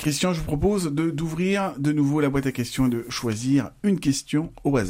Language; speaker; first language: French; native; French